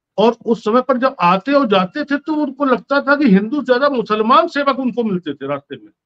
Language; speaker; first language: Hindi; native; Hindi